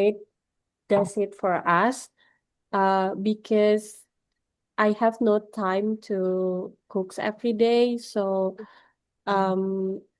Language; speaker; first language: English; non-native, learner; Indonesian